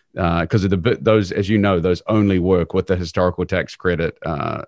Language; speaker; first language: English; native; English